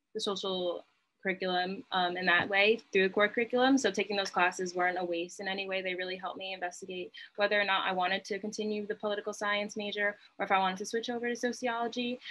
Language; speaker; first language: English; native; English